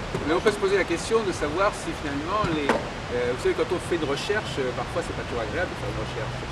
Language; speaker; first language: French; native; French